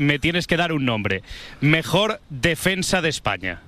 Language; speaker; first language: Spanish; native; Spanish